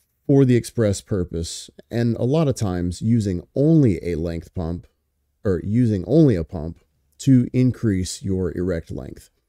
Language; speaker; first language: English; native; English